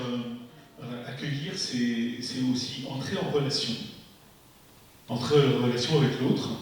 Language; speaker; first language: French; native; French